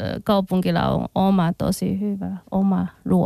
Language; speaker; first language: Finnish; non-native, learner; Chinese